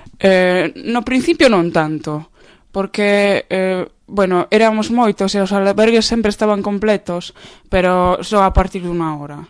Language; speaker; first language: Galician; non-native, fluent; Polish